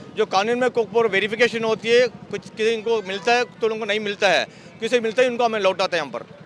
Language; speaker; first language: Hindi; non-native, local second language; Kannada